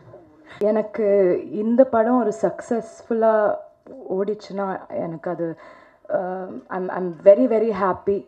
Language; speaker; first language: Tamil; non-native, fluent; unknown